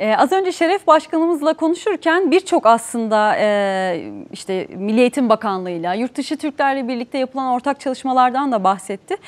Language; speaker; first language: Turkish; native; Turkish